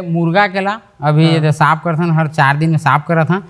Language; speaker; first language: Hindi; native; Hindi